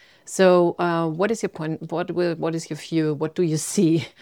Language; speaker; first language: English; non-native, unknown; German